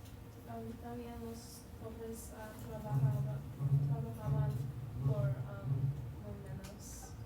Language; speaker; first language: Spanish; non-native, learner; English